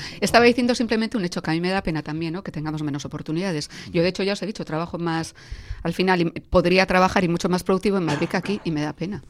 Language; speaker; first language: Spanish; native; Spanish